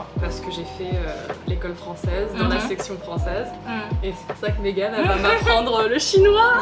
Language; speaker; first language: French; early bilingual, heritage; French